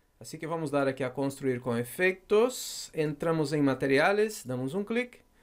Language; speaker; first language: Spanish; non-native, fluent; Portuguese